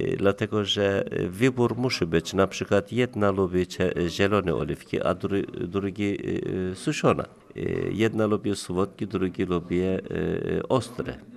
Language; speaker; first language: Polish; non-native, learner; Turkish